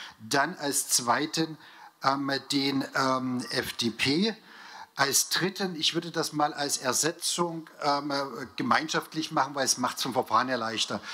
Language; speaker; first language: German; native; German